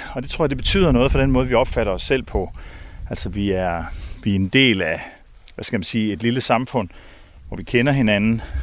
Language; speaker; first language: Danish; native; Danish